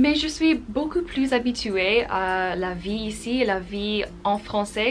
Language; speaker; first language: French; non-native, fluent; English